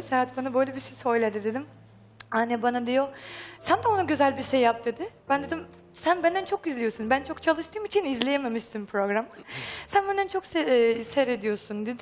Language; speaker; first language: Turkish; non-native, fluent; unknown